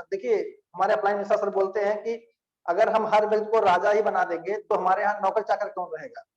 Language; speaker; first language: Hindi; native; Hindi